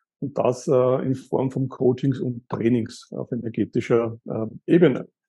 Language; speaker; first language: German; native; German